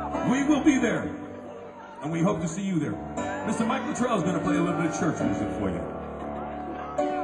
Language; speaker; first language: English; native; English